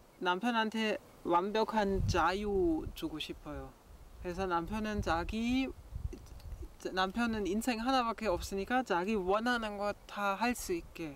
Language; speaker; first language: Korean; non-native, fluent; German